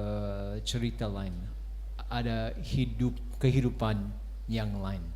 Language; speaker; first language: Indonesian; non-native, fluent; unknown